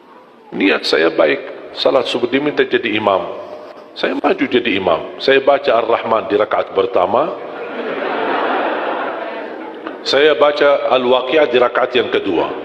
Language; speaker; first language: Indonesian; non-native, fluent; Arabic